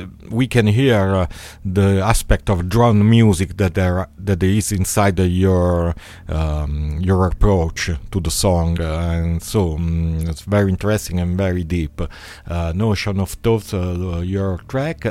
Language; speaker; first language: English; non-native, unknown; Italian